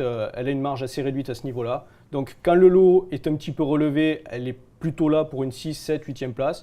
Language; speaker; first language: French; native; French